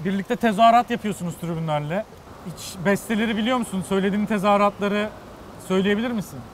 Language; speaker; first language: Turkish; native; Turkish